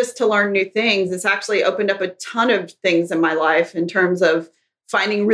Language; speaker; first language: English; native; English